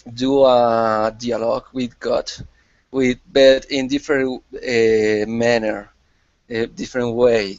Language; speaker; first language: English; non-native, learner; Spanish